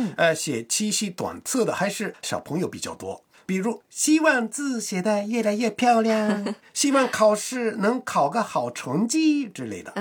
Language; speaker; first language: Chinese; non-native, fluent; Japanese